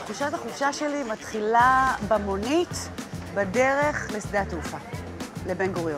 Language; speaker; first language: Hebrew; native; Hebrew